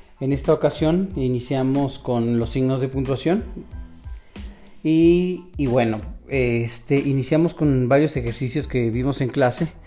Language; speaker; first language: Spanish; native; Spanish